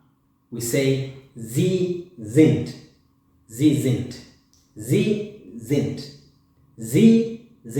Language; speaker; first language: German; non-native, fluent; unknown